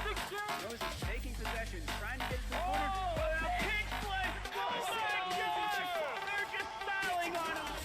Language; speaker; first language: English; native; English